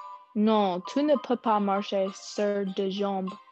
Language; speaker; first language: French; non-native, learner; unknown